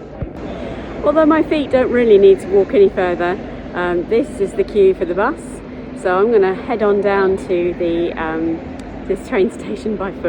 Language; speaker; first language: English; native; English